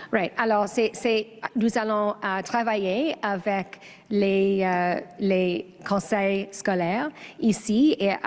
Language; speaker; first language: French; non-native, learner; English